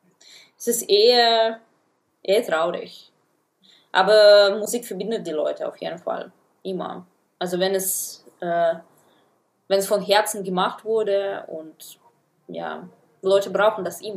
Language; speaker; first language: German; non-native, fluent; Russian